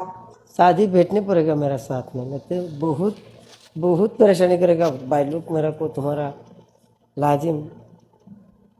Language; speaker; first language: Hindi; non-native, learner; Bangla